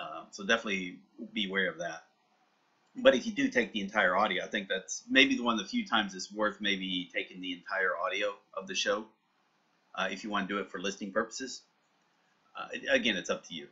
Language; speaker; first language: English; native; English